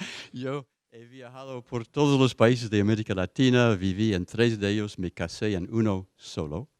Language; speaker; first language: Spanish; non-native, fluent; English